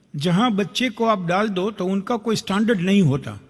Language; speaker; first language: Hindi; non-native, local second language; Gujarati